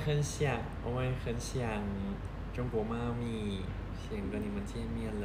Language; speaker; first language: Chinese; non-native, learner; Thai